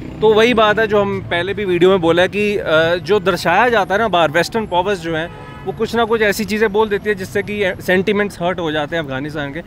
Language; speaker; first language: Hindi; native; Hindi